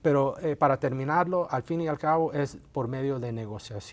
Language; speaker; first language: Spanish; native; Spanish